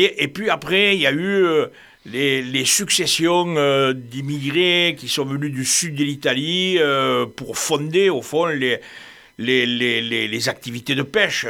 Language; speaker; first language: French; native; French